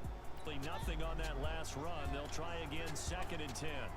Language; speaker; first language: English; native; English